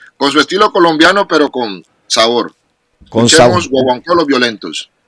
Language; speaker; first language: Spanish; native; Spanish